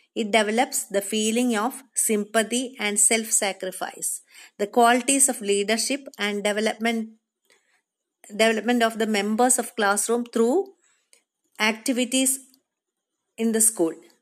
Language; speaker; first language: English; non-native, local second language; Malayalam